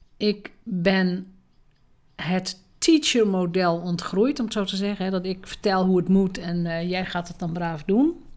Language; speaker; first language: Dutch; native; Dutch